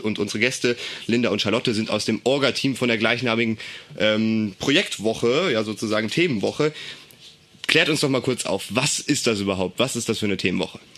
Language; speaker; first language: German; native; German